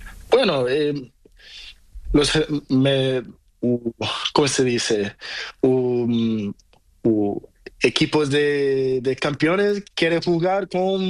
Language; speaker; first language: Spanish; non-native, learner; Portuguese